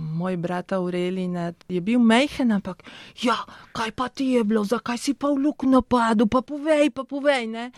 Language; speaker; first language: Slovenian; early bilingual, heritage; Spanish